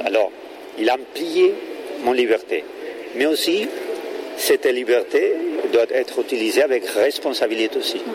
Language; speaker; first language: French; non-native, learner; Catalan